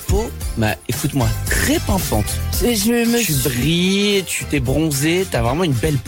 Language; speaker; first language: French; native; French